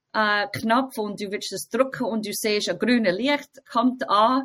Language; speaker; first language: German; non-native, fluent; English